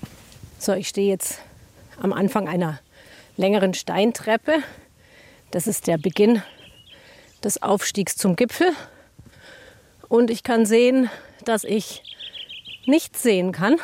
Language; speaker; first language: German; native; German